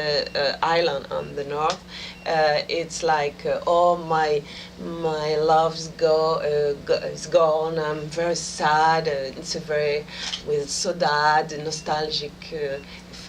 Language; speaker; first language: English; non-native, fluent; French